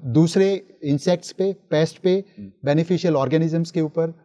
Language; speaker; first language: Hindi; native; Hindi